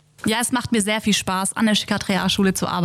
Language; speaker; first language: German; early bilingual, other home language; Turkish